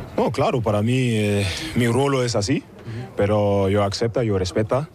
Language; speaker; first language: Spanish; non-native, learner; German